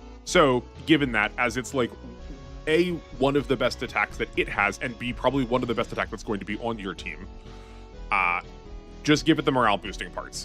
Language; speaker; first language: English; native; English